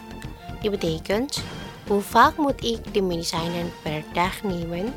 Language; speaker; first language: Dutch; non-native, learner; Indonesian